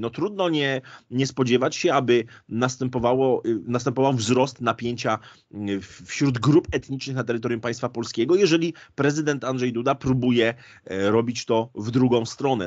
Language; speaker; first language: Polish; native; Polish